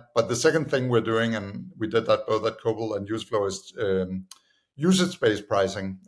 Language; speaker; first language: English; non-native, fluent; Danish